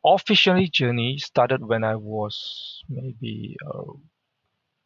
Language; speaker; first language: English; non-native, local second language; Hakka Chinese